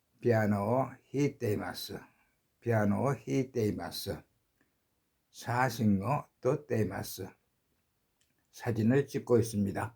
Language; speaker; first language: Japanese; non-native, learner; Korean